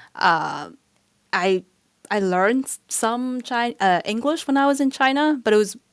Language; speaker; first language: English; non-native, fluent; Chinese